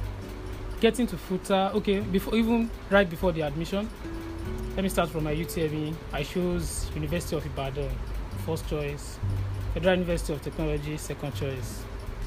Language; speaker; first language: English; non-native, local second language; Yoruba